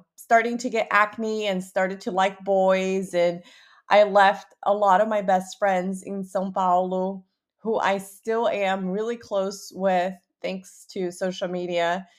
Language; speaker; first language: English; early bilingual, other home language; Portuguese